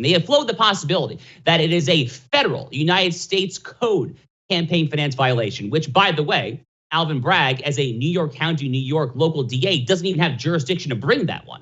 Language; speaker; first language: English; native; English